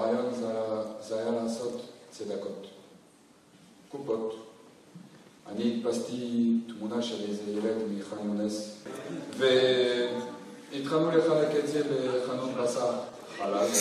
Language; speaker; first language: Hebrew; non-native, fluent; French